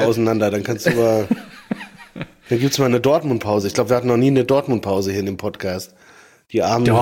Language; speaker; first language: German; native; German